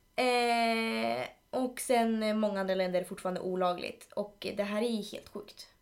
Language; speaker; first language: Swedish; early bilingual, other home language; Spanish